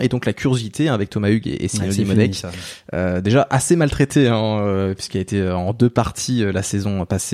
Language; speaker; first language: French; native; French